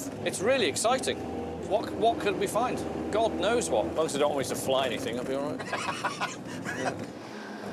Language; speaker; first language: English; native; English